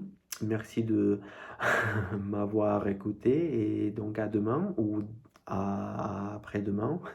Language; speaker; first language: French; non-native, fluent; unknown